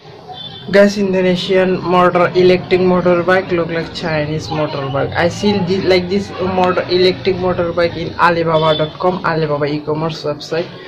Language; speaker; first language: English; non-native, learner; Bangla